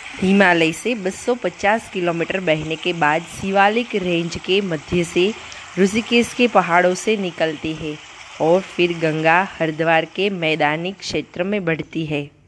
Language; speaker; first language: Hindi; non-native, local second language; Gujarati